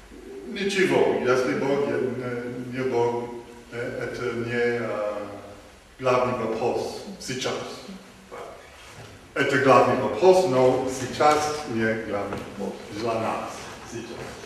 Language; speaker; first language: Russian; non-native, learner; English